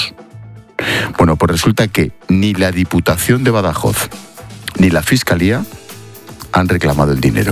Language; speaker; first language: Spanish; native; Spanish